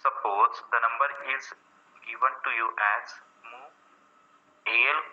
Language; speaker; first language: English; non-native, local second language; Marathi